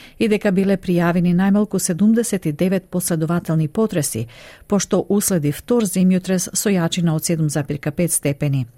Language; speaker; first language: Macedonian; native; Macedonian